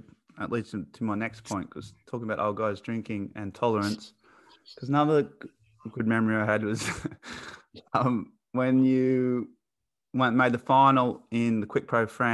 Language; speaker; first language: English; native; English